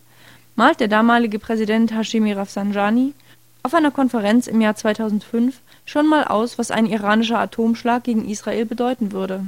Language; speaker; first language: German; native; German